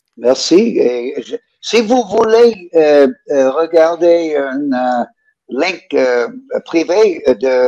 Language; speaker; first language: French; non-native, learner; English